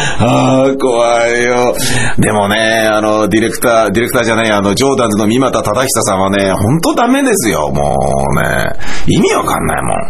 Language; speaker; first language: Japanese; native; Japanese